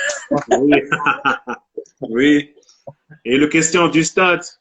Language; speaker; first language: French; non-native, local second language; Arabic